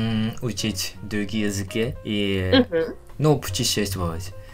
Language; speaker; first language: Russian; non-native, learner; Japanese